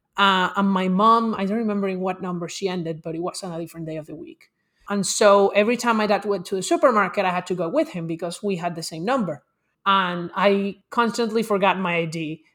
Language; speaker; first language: English; non-native, fluent; Spanish